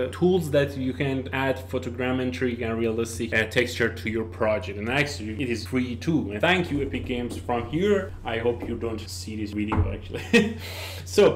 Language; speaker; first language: English; non-native, learner; Persian